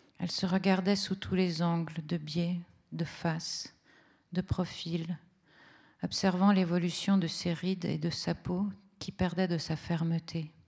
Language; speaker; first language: French; early bilingual, other home language; Italian